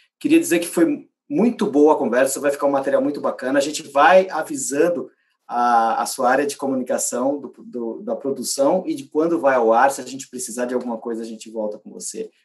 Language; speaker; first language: Portuguese; native; Portuguese